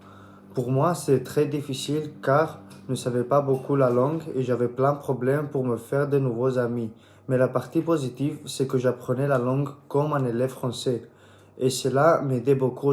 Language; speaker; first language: French; early bilingual, other home language; Greek